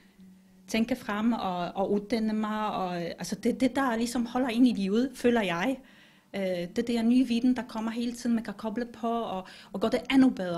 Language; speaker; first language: Danish; non-native, fluent; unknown